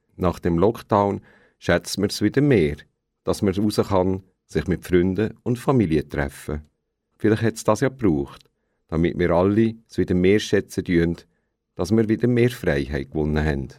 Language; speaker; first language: German; native; German